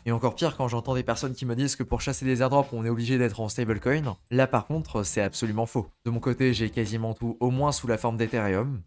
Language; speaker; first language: French; native; French